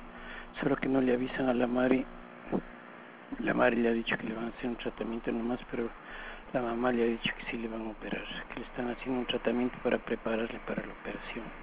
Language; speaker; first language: Spanish; native; Spanish